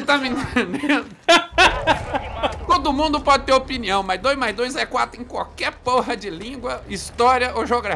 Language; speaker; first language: Portuguese; native; Portuguese